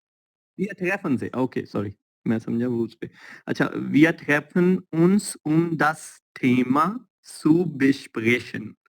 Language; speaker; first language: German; non-native, learner; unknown